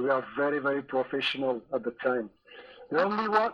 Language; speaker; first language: English; non-native, fluent; French